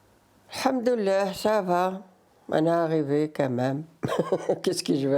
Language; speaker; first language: French; non-native, learner; Riffian